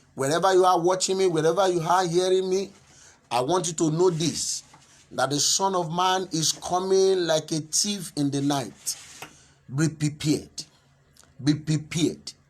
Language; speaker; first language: English; non-native, local second language; Yoruba